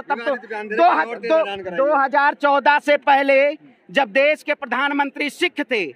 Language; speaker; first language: Hindi; native; Hindi